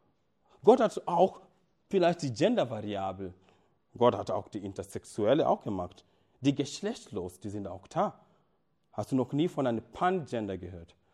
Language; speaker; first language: German; non-native, fluent; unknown